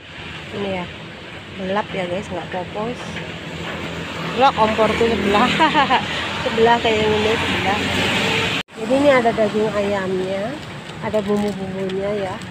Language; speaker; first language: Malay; non-native, local second language; Javanese